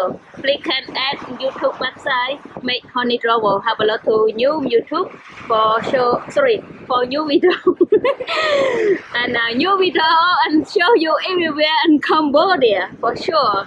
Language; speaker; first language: English; non-native, learner; Khmer